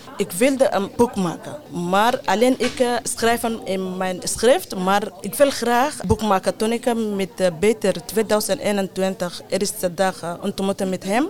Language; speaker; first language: Dutch; non-native, learner; Arabic